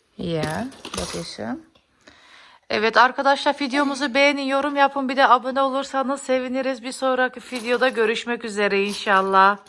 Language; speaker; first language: Turkish; early bilingual, heritage; Turkish